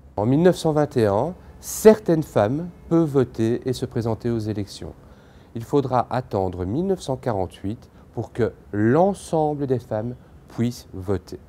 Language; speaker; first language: French; native; French